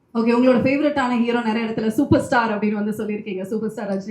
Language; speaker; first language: Tamil; native; Tamil